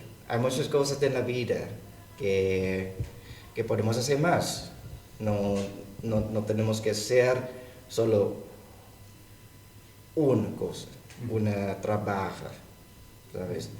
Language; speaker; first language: Spanish; non-native, learner; Thai